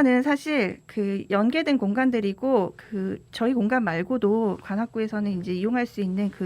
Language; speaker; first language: Korean; native; Korean